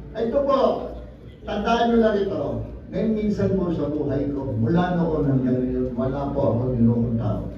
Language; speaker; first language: Filipino; native; Filipino